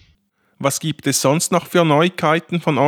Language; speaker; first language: German; native; German